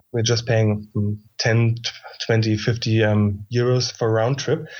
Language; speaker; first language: English; non-native, fluent; German